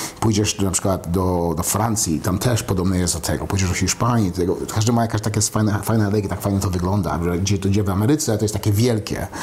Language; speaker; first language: Polish; early bilingual, heritage; Polish